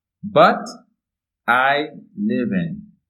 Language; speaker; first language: English; non-native, fluent; Spanish